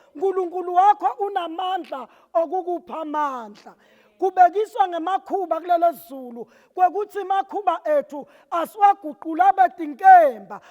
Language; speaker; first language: Zulu; non-native, local second language; Swati